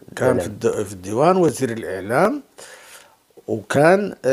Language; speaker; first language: Arabic; native; Arabic